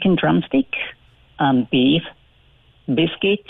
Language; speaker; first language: English; non-native, fluent; Chinese